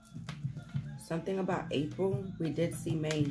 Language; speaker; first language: English; native; English